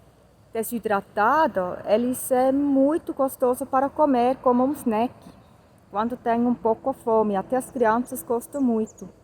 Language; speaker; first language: Portuguese; non-native, fluent; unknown